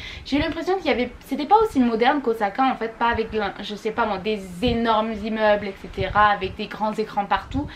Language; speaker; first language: French; native; French